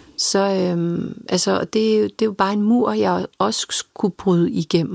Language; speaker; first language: Danish; early bilingual, other home language; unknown